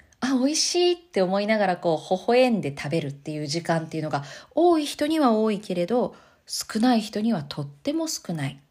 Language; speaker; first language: Japanese; native; Japanese